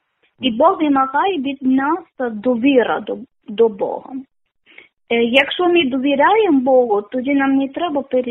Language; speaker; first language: Ukrainian; non-native, learner; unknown